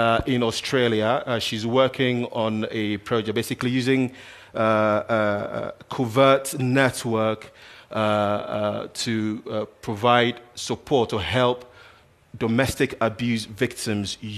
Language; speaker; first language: English; non-native, local second language; Akan